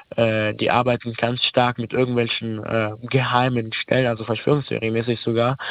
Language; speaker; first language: German; early bilingual, other home language; Arabic